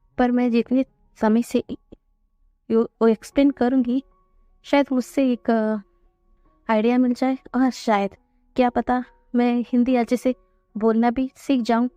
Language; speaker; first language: Hindi; non-native, fluent; Tamil